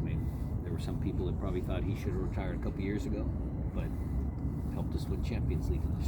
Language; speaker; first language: English; native; English